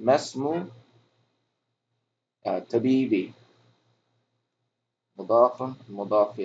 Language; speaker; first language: Arabic; non-native, fluent; English